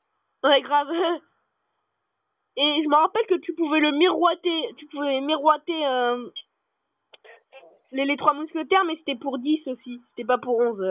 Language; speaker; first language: French; native; French